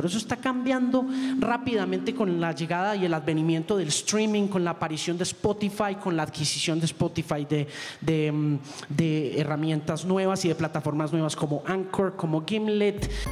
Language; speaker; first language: Spanish; native; Spanish